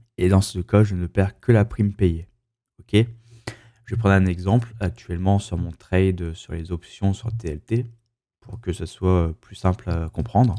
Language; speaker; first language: French; native; French